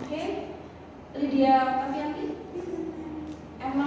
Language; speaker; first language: English; non-native, learner; Indonesian